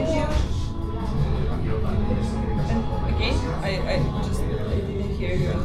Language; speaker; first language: English; non-native, learner; Russian